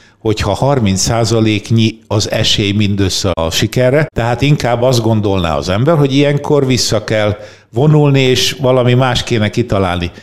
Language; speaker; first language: Hungarian; native; Hungarian